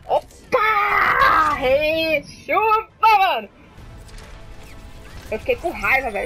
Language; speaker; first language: Portuguese; native; Portuguese